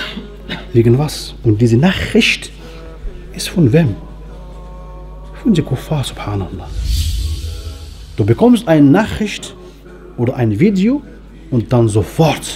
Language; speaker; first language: German; non-native, fluent; Arabic